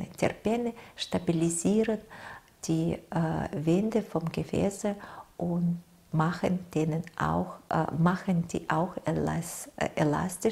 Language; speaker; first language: German; non-native, fluent; Russian